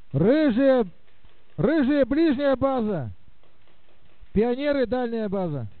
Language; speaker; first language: Russian; native; Russian